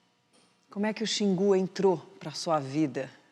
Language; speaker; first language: Portuguese; native; Portuguese